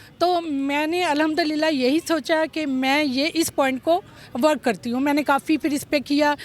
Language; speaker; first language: Urdu; native; Urdu